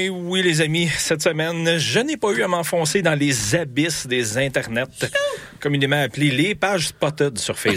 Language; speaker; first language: French; native; French